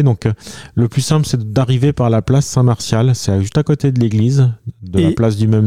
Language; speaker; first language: French; native; French